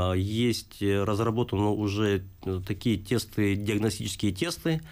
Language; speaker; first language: Russian; native; Russian